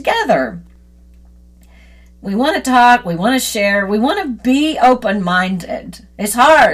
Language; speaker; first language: English; native; English